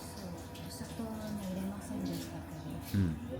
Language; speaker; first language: Japanese; native; Japanese